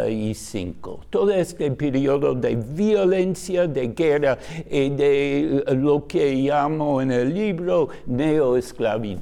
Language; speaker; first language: Spanish; non-native, fluent; English